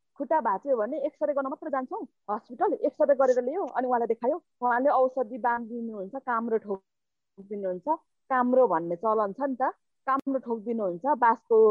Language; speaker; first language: Nepali; non-native, local second language; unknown